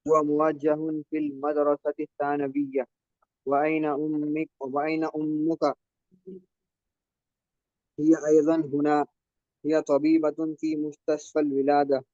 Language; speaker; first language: Arabic; non-native, learner; Urdu